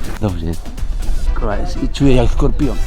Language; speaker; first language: Polish; non-native, learner; Spanish